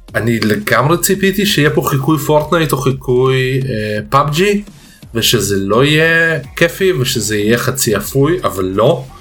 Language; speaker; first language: Hebrew; early bilingual, other home language; Russian